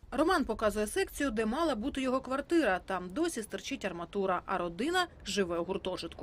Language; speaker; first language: Ukrainian; native; Ukrainian